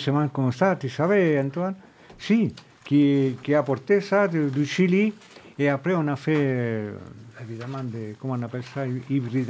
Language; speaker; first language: French; non-native, fluent; Spanish